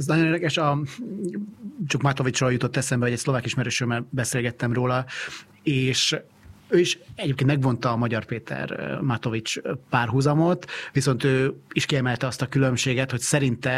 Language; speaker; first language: Hungarian; native; Hungarian